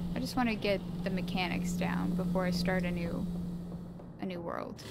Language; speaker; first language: English; native; English